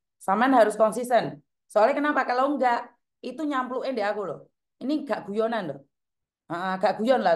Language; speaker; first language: Indonesian; non-native, local second language; Javanese